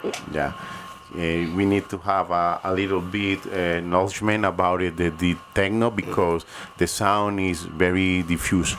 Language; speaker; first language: English; non-native, learner; Spanish